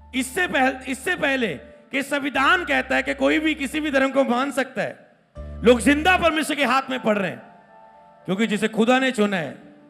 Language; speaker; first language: Hindi; non-native, local second language; Punjabi